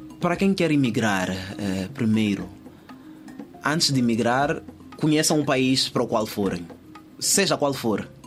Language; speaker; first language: Portuguese; native; Portuguese